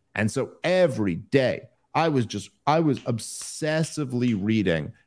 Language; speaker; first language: English; native; English